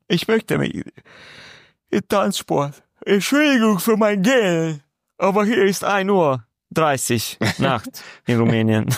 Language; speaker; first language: German; non-native, learner; Romanian